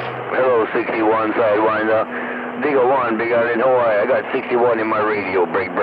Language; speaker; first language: English; native; English